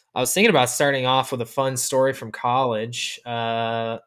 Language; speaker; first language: English; native; English